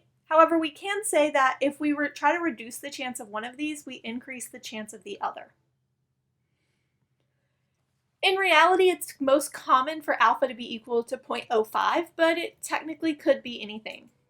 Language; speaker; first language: English; native; English